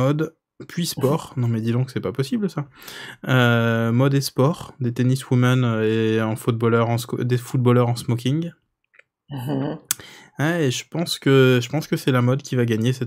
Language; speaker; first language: French; native; French